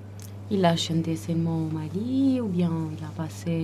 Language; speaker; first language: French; non-native, fluent; Italian